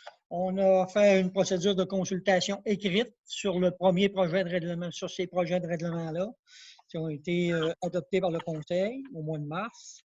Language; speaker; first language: French; native; French